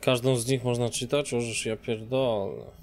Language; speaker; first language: Polish; native; Polish